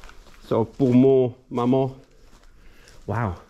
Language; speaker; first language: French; non-native, learner; Dutch